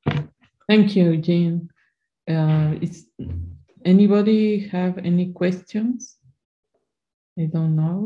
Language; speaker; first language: English; non-native, learner; Spanish